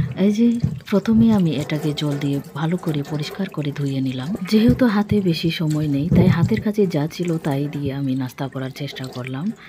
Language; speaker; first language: Bangla; non-native, local second language; Bodo